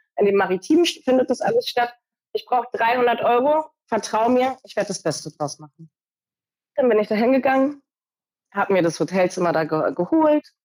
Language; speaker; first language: German; early bilingual, other home language; Portuguese